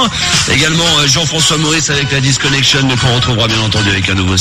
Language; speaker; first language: French; native; French